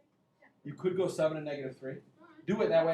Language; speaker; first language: English; native; English